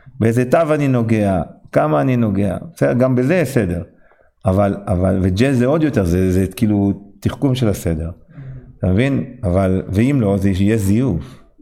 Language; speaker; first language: Hebrew; non-native, fluent; English